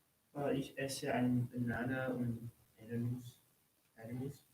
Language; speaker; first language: German; non-native, learner; English